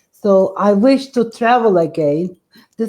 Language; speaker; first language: English; non-native, fluent; Turkish